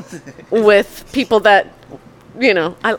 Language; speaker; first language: English; early bilingual, other home language; Polish